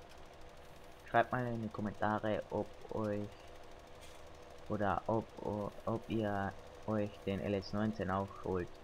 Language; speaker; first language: German; native; German